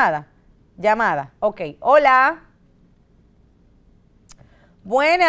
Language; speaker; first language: Spanish; native; Spanish